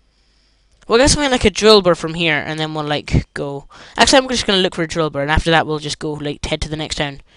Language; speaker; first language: English; native; English